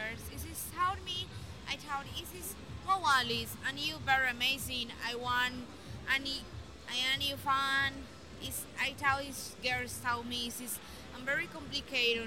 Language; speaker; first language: English; non-native, learner; Spanish